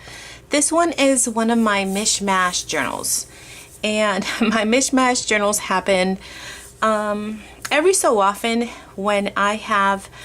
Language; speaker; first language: English; native; English